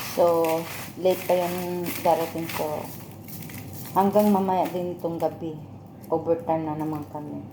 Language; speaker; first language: Filipino; non-native, local second language; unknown